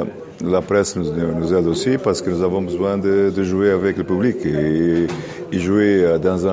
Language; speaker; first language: French; non-native, learner; Catalan